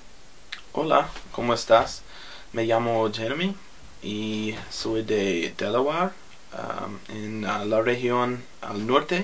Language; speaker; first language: Spanish; non-native, learner; English